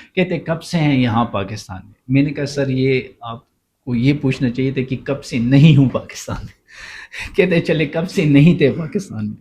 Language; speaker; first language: Urdu; early bilingual, other home language; Pashto